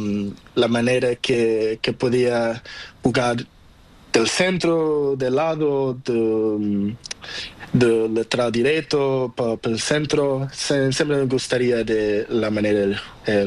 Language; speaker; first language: Spanish; non-native, learner; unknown